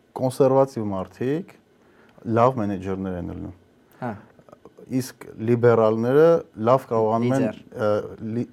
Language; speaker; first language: Armenian; native; Armenian